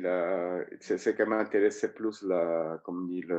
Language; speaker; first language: French; non-native, fluent; Spanish